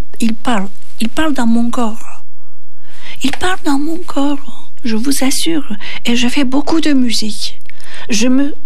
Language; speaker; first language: French; non-native, learner; Turkish